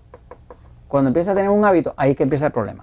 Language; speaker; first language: Spanish; native; Spanish